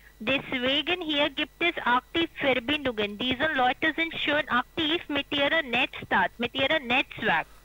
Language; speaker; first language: German; non-native, learner; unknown